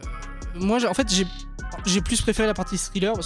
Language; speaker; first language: French; native; French